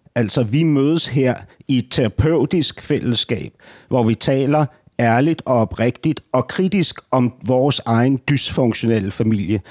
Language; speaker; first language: Danish; native; Danish